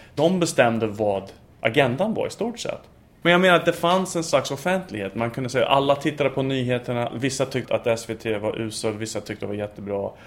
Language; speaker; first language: Swedish; non-native, fluent; English